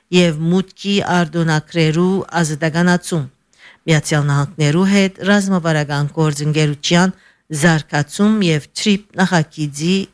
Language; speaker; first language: Armenian; early bilingual, heritage; Armenian